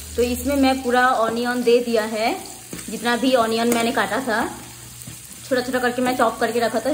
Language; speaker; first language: Hindi; non-native, local second language; Bangla